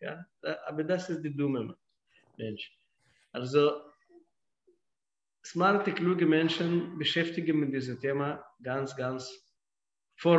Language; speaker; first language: German; non-native, fluent; Russian